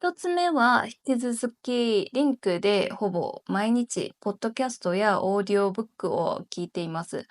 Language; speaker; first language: Japanese; non-native, learner; Chinese